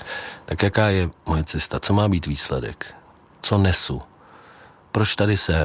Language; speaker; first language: Czech; native; Czech